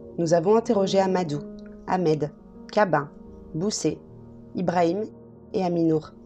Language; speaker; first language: French; native; French